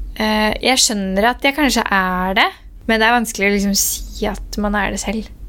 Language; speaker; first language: Norwegian; early bilingual, other home language; Persian